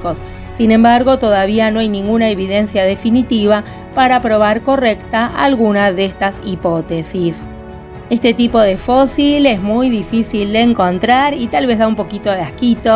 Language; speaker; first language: Spanish; native; Spanish